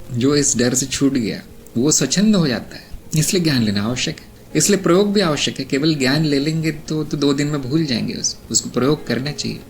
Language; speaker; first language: Hindi; non-native, local second language; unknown